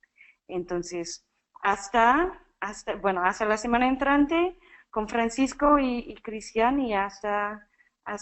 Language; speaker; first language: Spanish; non-native, fluent; English